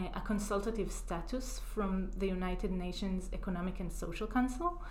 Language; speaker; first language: English; non-native, fluent; Hebrew